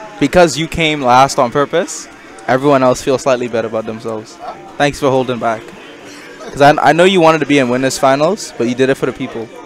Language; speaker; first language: English; native; English